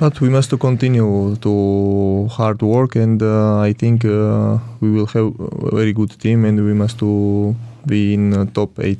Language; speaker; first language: English; non-native, learner; Georgian